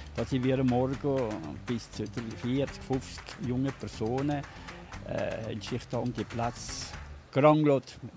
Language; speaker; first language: German; native; German